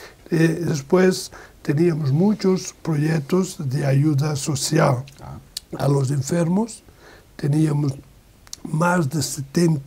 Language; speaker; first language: Spanish; non-native, learner; Portuguese